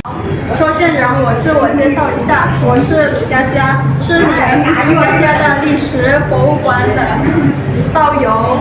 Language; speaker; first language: Chinese; non-native, learner; Indonesian